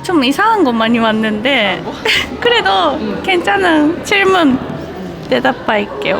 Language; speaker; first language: Korean; non-native, local second language; Japanese